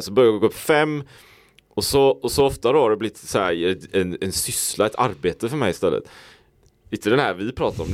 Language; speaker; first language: Swedish; native; Swedish